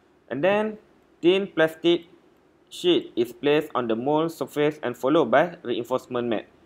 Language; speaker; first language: English; non-native, local second language; Malay